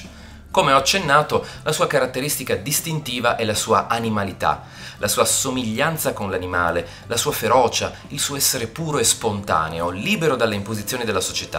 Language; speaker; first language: Italian; native; Italian